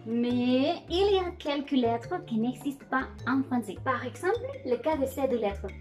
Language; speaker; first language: French; non-native, learner; Spanish